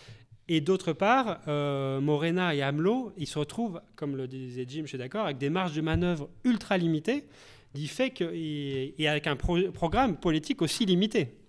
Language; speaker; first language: French; native; French